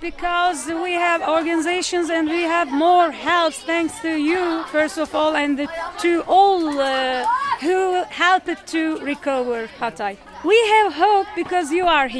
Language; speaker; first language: English; non-native, learner; Turkish